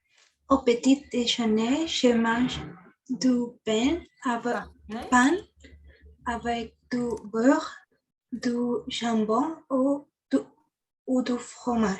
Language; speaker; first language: French; non-native, learner; Spanish